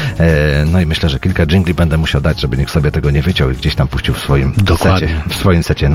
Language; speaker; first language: Polish; native; Polish